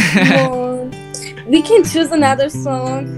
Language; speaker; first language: English; non-native, learner; Romanian